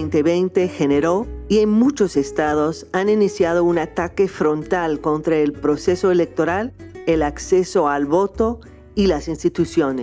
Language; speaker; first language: Spanish; non-native, fluent; English